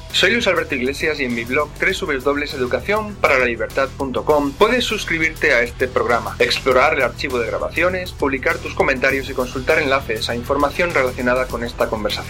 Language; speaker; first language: Spanish; native; Spanish